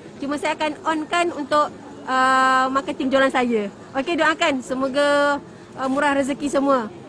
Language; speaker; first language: Malay; native; Malay